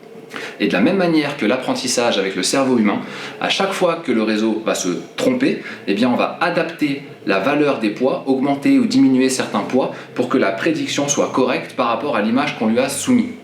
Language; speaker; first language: French; native; French